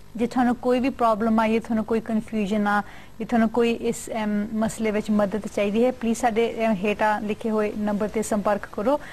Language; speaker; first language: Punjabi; early bilingual, heritage; Punjabi